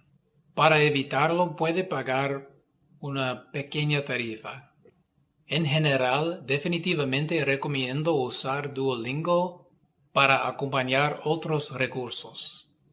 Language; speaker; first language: Spanish; non-native, fluent; English